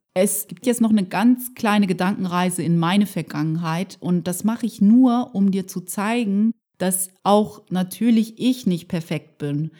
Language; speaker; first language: German; early bilingual, other home language; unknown